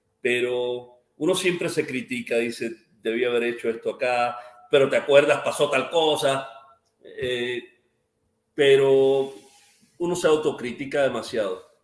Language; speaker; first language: Spanish; native; Spanish